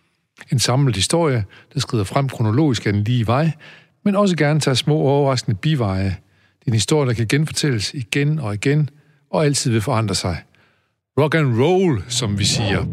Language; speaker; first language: Danish; native; Danish